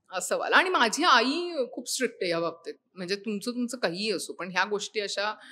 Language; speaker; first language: Marathi; native; Marathi